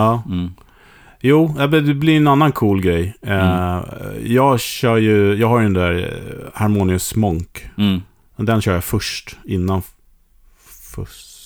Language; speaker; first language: Swedish; native; Swedish